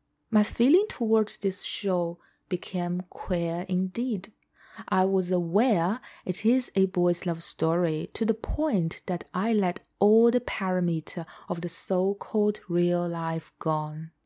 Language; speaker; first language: English; non-native, fluent; Chinese